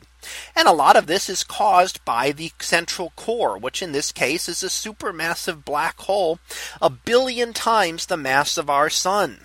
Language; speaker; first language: English; native; English